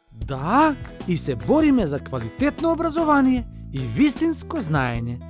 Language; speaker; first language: Macedonian; native; Macedonian